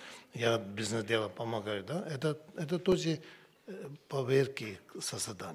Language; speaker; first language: Russian; non-native, learner; Tibetan